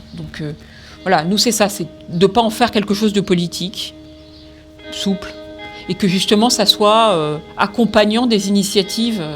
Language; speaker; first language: French; native; French